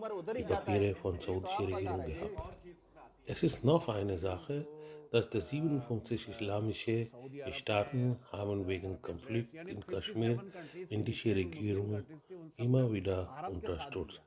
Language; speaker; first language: German; non-native, learner; Urdu